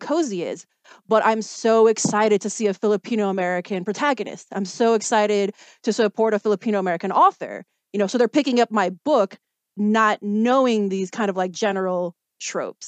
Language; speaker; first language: English; native; English